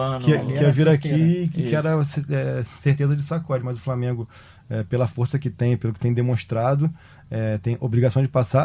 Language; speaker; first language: Portuguese; native; Portuguese